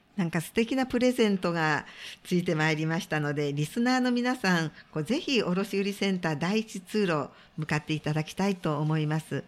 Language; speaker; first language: Japanese; native; Japanese